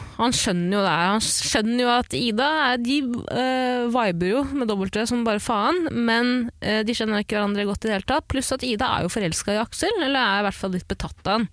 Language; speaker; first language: Norwegian; early bilingual, other home language; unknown